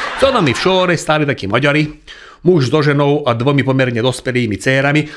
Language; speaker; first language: Slovak; non-native, local second language; Hungarian